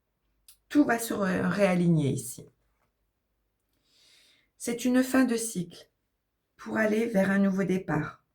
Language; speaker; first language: French; native; French